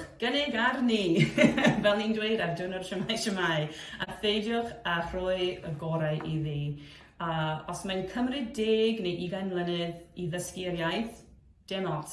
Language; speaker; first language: Welsh; non-native, fluent; English